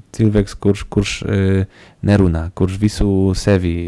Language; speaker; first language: Latvian; non-native, fluent; Polish